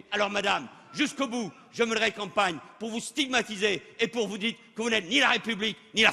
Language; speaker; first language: French; native; French